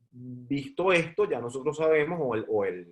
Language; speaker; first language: Spanish; native; Spanish